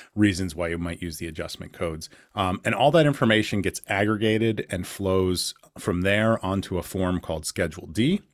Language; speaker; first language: English; native; English